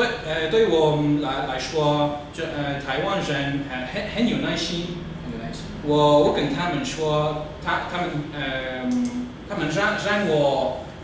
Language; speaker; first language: Chinese; non-native, learner; English